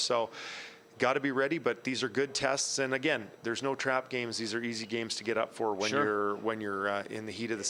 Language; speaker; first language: English; native; English